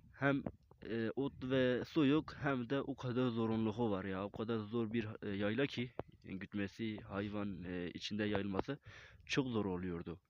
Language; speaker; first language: Turkish; non-native, local second language; Kurdish